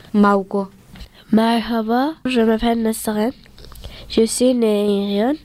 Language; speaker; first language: French; non-native, learner; Turkish